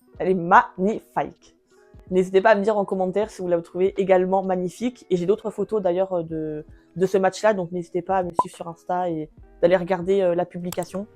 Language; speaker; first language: French; early bilingual, other home language; Portuguese